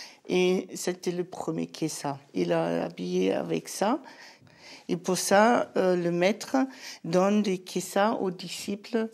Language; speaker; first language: French; non-native, learner; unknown